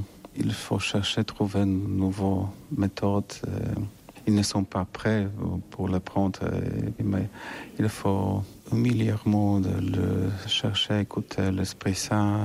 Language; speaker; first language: French; non-native, learner; Polish